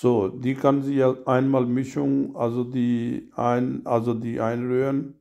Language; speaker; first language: German; non-native, learner; Urdu